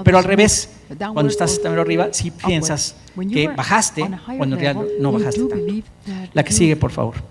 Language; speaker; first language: Spanish; native; Spanish